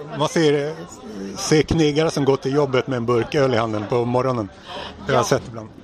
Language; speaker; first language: Swedish; native; Swedish